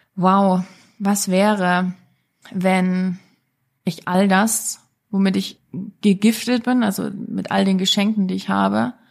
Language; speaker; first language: German; native; German